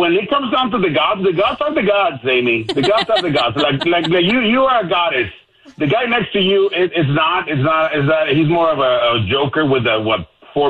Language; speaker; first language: English; non-native, fluent; Spanish